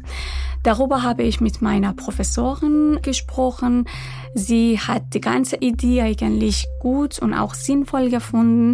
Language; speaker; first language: German; non-native, fluent; Persian